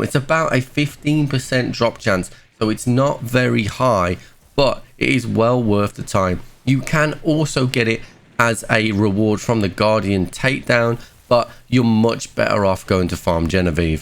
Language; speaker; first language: English; native; English